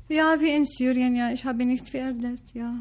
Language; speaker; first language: German; non-native, learner; Arabic